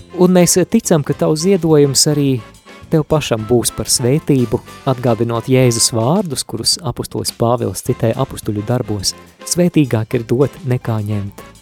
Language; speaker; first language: Latvian; native; Latvian